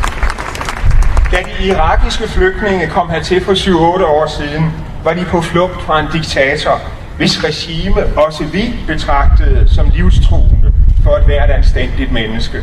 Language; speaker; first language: Danish; native; Danish